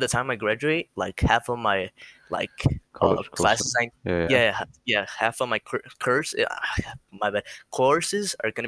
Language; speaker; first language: English; early bilingual, other home language; Spanish